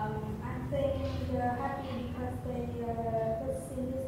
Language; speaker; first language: English; non-native, learner; Vietnamese